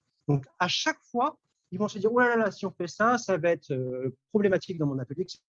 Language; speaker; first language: French; native; French